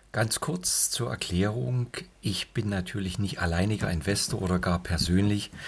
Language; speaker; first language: German; native; German